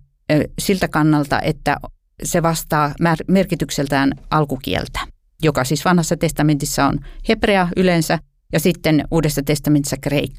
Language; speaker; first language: Finnish; native; Finnish